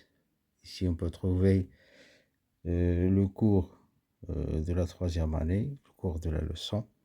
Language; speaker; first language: French; non-native, local second language; Arabic